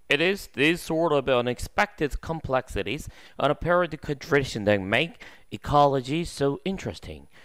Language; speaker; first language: English; non-native, fluent; Korean